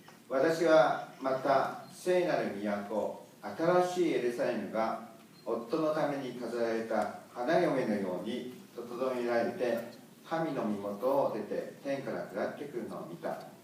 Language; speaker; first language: Japanese; native; Japanese